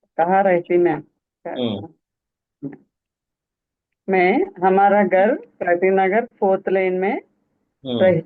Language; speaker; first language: Hindi; non-native, learner; Telugu